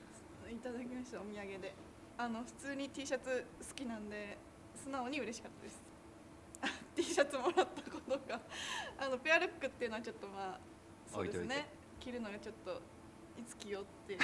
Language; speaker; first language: Japanese; native; Japanese